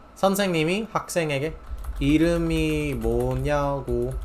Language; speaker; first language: Korean; non-native, fluent; English